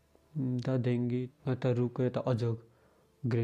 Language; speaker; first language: Russian; non-native, learner; Nepali